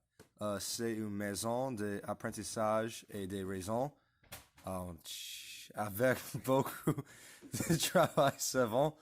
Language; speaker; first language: French; non-native, learner; English